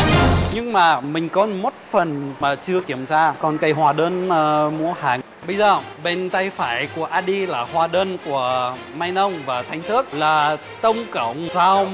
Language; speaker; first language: Vietnamese; native; Vietnamese